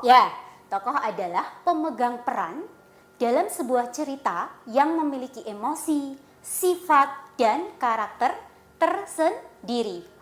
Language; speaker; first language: Indonesian; native; Indonesian